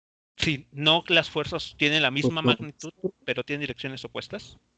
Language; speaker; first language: Spanish; native; Spanish